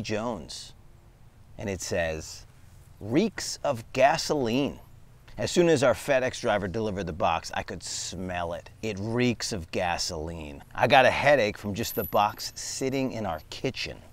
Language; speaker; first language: English; native; English